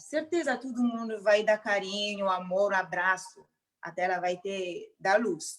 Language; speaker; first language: Portuguese; non-native, local second language; Mandingo